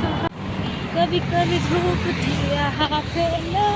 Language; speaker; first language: Hindi; non-native, local second language; Bangla